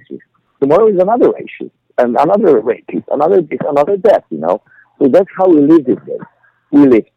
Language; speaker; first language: English; non-native, fluent; Polish